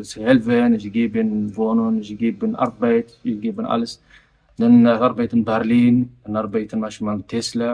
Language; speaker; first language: German; non-native, learner; Somali